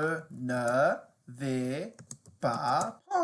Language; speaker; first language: French; non-native, learner; English